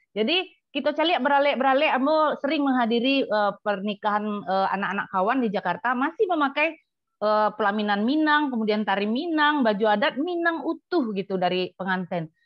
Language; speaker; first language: Indonesian; non-native, local second language; Minangkabau